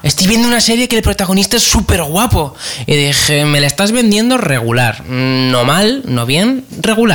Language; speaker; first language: Spanish; native; Spanish